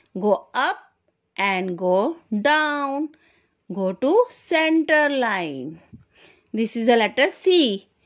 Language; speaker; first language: English; non-native, local second language; Hindi